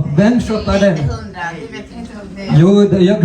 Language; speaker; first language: Swedish; non-native, fluent; French